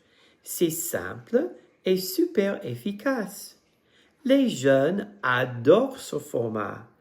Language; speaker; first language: French; non-native, fluent; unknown